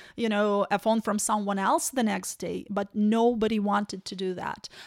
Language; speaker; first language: English; non-native, fluent; Ukrainian